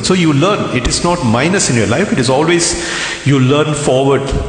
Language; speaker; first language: English; non-native, local second language; Tamil